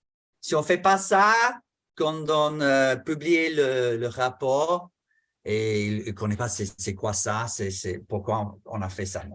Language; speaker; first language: French; non-native, fluent; English